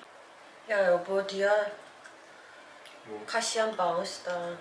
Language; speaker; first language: Indonesian; non-native, learner; Korean